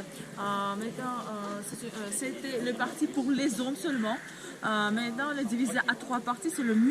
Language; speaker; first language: French; non-native, learner; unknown